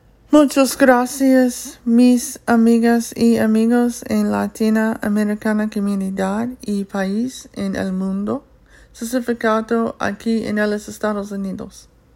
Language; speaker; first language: Spanish; non-native, learner; English